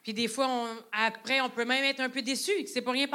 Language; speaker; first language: French; native; French